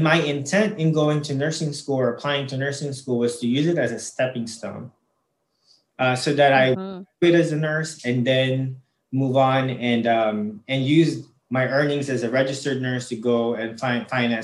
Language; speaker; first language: English; non-native, local second language; Filipino